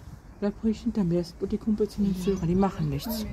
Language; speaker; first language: German; native; German